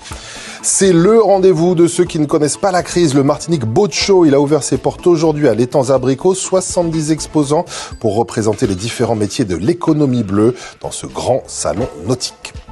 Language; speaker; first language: French; native; French